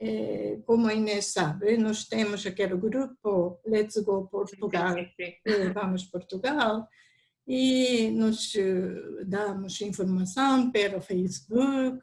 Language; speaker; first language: Portuguese; non-native, learner; Japanese